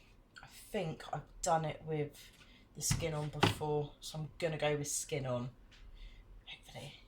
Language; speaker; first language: English; native; English